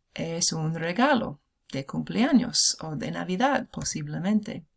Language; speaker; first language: Spanish; non-native, fluent; English